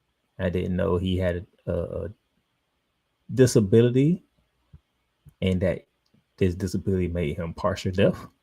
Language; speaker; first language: English; native; English